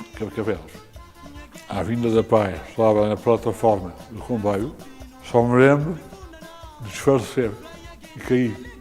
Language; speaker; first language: Portuguese; native; Portuguese